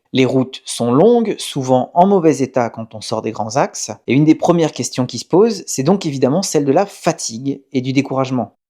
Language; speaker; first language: French; native; French